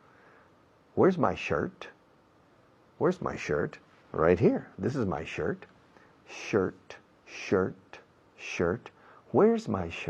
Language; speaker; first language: English; non-native, fluent; Spanish